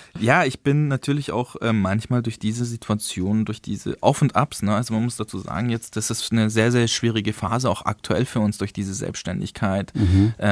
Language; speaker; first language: German; early bilingual, other home language; Turkish